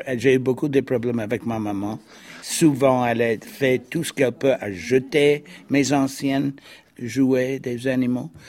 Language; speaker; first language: French; non-native, fluent; English